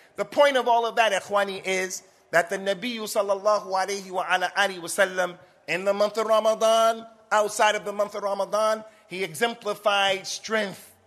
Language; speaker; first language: English; native; English